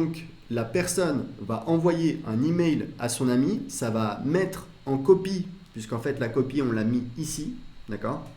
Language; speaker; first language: French; native; French